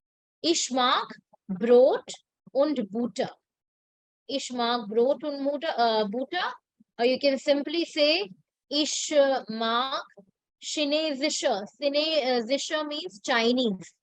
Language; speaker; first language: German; non-native, fluent; Hindi